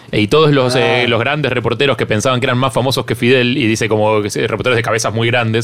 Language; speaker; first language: Spanish; native; Spanish